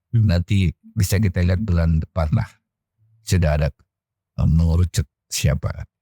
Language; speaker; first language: Indonesian; native; Indonesian